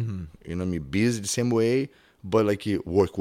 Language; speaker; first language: English; non-native, fluent; Portuguese